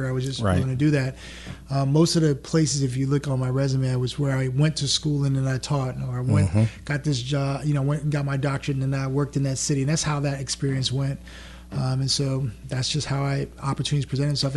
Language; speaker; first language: English; early bilingual, other home language; French